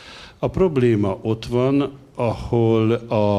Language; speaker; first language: Hungarian; native; Hungarian